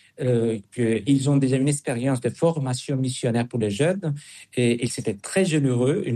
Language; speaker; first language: French; non-native, fluent; Spanish